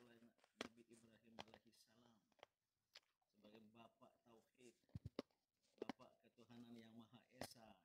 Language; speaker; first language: Indonesian; native; Indonesian